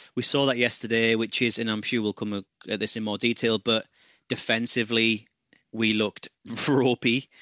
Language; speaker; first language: English; native; English